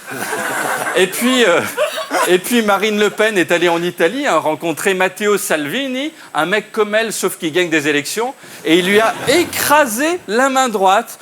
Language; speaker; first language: French; native; French